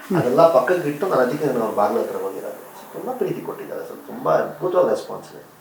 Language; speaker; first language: Kannada; non-native, local second language; Urdu